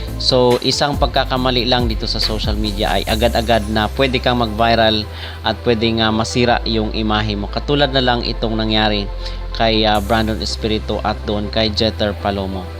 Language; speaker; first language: Filipino; native; Filipino